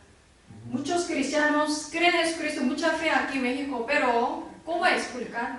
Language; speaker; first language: Spanish; non-native, learner; Korean